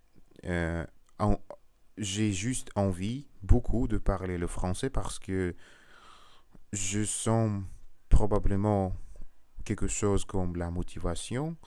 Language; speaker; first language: French; non-native, learner; Russian